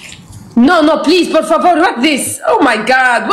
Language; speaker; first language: English; non-native, learner; Arabic